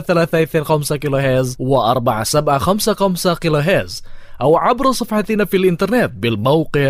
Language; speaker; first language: Arabic; non-native, fluent; Indonesian